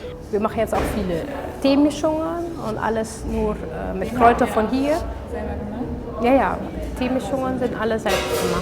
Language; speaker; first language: German; non-native, fluent; Dutch